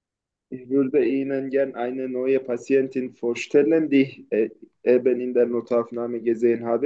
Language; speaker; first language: German; non-native, learner; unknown